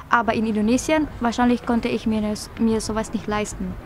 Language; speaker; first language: German; non-native, fluent; Indonesian